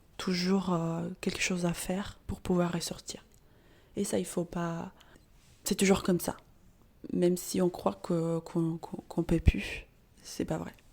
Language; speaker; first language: French; non-native, fluent; Spanish